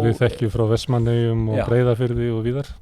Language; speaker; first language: Icelandic; native; Icelandic